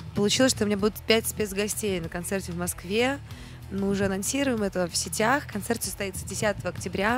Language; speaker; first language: Russian; native; Russian